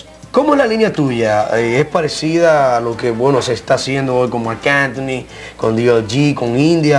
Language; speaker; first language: Spanish; native; Spanish